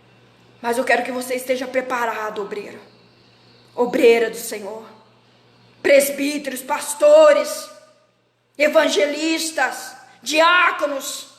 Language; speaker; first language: Portuguese; native; Portuguese